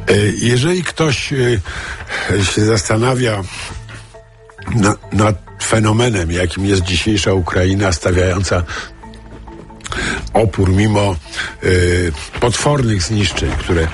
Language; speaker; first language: Polish; native; Polish